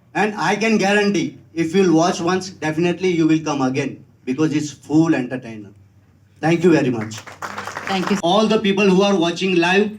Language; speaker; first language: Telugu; non-native, learner; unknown